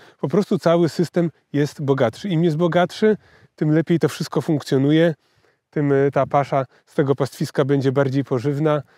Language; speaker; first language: Polish; native; Polish